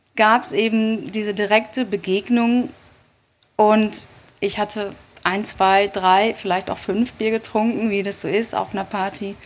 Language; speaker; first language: German; native; German